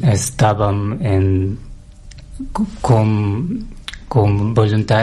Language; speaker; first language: Catalan; non-native, learner; Russian